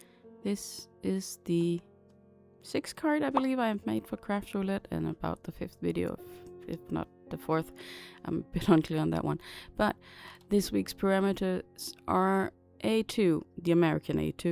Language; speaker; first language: English; non-native, fluent; Danish